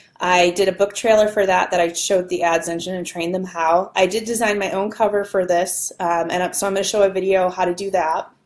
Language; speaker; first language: English; native; English